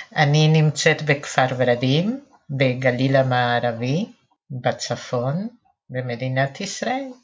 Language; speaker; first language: Hebrew; non-native, fluent; Spanish